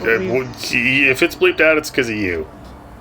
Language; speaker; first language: English; native; English